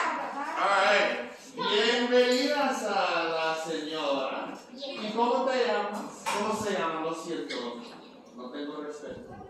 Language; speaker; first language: Spanish; non-native, learner; English